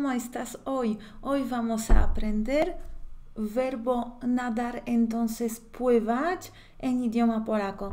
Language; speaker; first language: Spanish; non-native, fluent; Polish